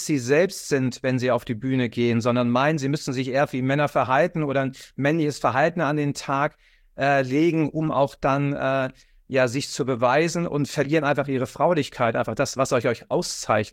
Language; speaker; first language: German; native; German